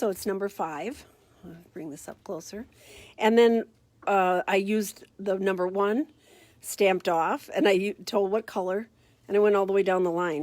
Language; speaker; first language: English; native; English